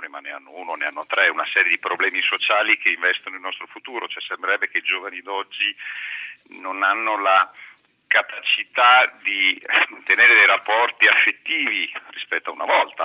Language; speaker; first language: Italian; native; Italian